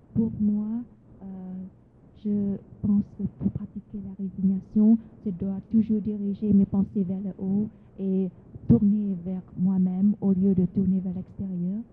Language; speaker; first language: French; non-native, fluent; Vietnamese